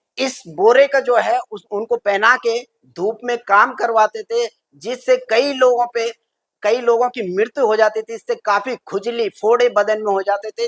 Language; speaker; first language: Hindi; native; Hindi